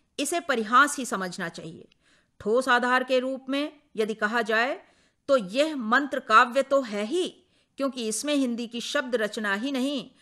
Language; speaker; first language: Hindi; native; Hindi